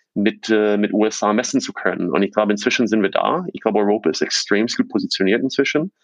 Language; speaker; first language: German; non-native, fluent; English